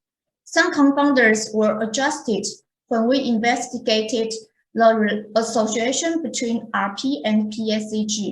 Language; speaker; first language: English; non-native, fluent; Chinese